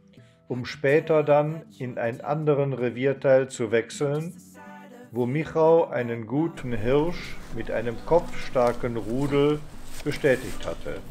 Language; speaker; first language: German; native; German